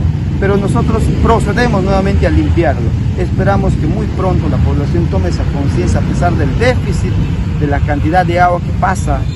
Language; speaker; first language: Spanish; native; Spanish